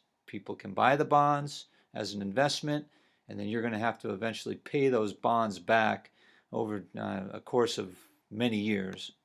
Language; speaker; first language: English; native; English